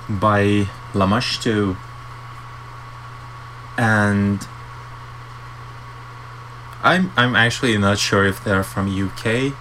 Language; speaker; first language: English; non-native, fluent; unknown